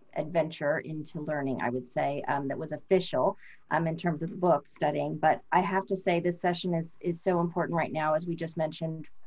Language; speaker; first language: English; native; English